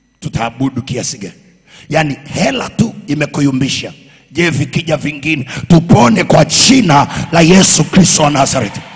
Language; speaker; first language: Swahili; native; Swahili